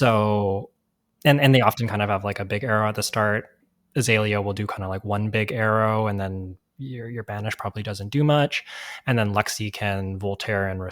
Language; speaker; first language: English; native; English